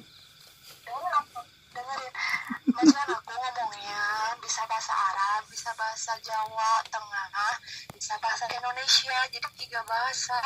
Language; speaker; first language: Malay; non-native, local second language; Sundanese